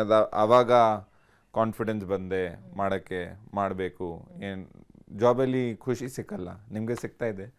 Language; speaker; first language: Kannada; non-native, learner; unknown